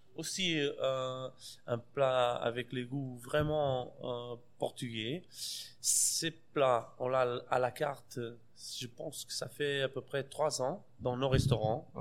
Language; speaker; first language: French; non-native, fluent; Portuguese